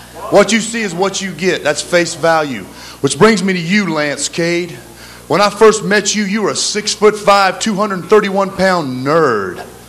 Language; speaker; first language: English; native; English